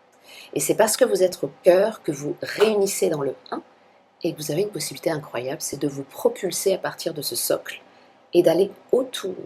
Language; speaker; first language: French; native; French